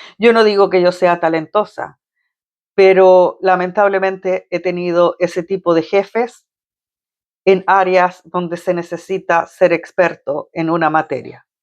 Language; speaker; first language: Spanish; native; Spanish